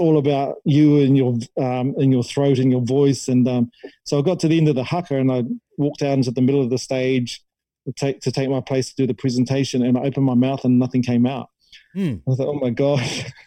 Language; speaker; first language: English; native; English